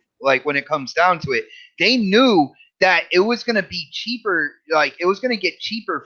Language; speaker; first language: English; native; English